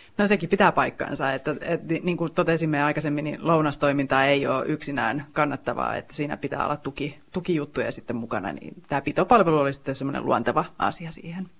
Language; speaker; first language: Finnish; non-native, local second language; Swedish